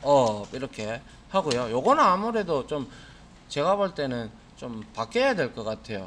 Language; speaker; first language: Korean; native; Korean